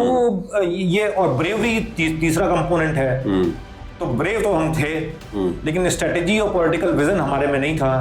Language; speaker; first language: Hindi; native; Hindi